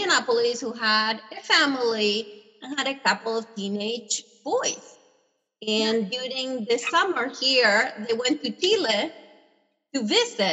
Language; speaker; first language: English; non-native, fluent; Spanish